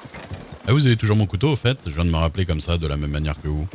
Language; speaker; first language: French; native; French